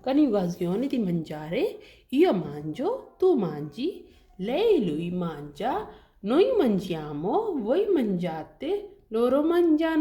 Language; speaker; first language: Italian; non-native, learner; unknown